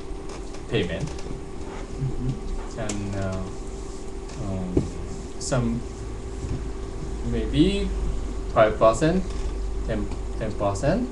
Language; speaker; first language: English; non-native, learner; Japanese